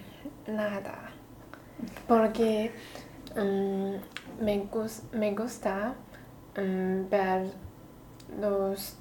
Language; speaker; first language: Spanish; non-native, learner; Chinese